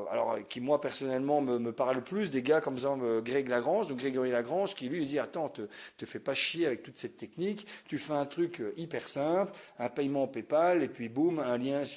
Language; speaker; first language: French; native; French